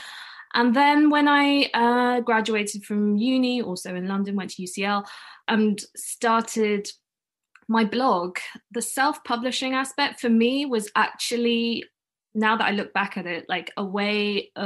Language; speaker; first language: English; non-native, local second language; Cantonese